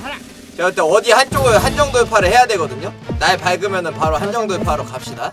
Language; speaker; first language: Korean; native; Korean